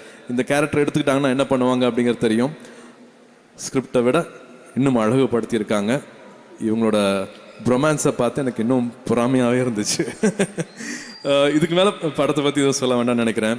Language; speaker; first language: Tamil; native; Tamil